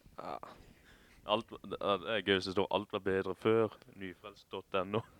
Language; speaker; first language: Norwegian; native; Norwegian